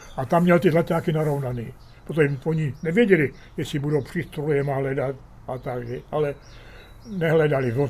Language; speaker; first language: Czech; early bilingual, heritage; Czech